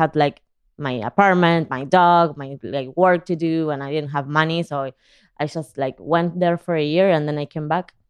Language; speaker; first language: English; non-native, fluent; Spanish